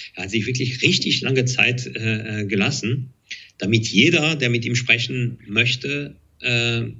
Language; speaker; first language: German; non-native, fluent; French